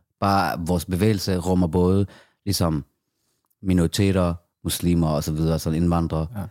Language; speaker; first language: Danish; early bilingual, other home language; Persian